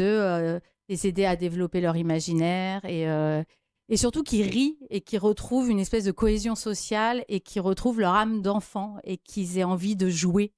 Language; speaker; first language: French; native; French